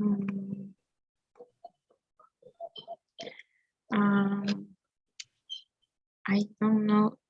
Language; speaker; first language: English; non-native, learner; Spanish